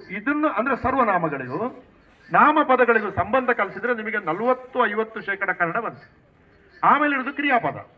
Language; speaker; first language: Kannada; non-native, local second language; Tulu